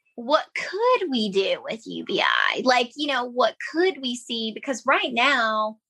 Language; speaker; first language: English; native; English